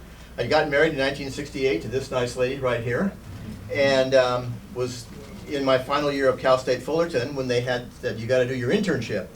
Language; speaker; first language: English; native; English